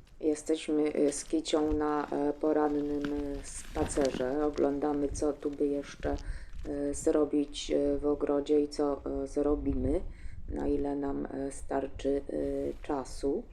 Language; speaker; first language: Polish; native; Polish